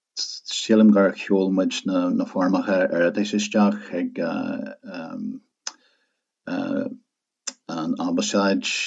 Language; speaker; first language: Irish; non-native, local second language; English